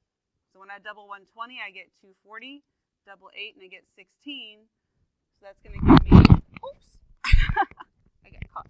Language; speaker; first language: English; native; English